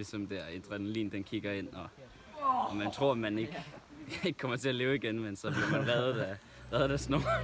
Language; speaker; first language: Danish; native; Danish